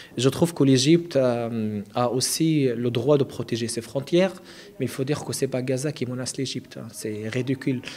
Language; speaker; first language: French; non-native, fluent; Arabic